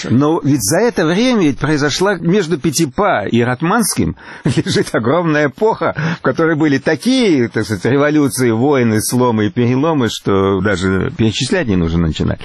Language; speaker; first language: Russian; native; Russian